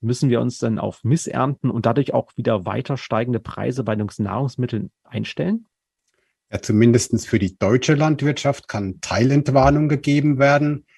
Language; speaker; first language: German; native; German